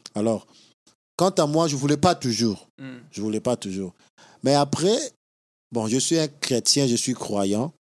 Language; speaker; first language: French; non-native, local second language; Lingala